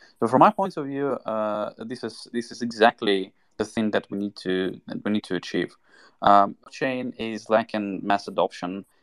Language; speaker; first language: English; non-native, fluent; Russian